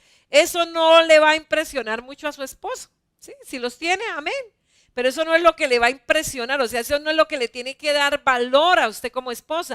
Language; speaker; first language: Spanish; native; Spanish